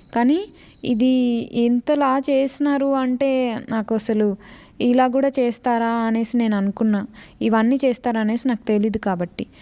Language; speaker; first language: Telugu; non-native, local second language; Lambadi